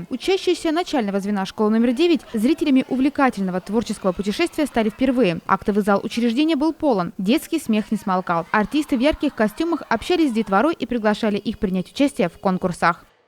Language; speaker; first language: Russian; native; Russian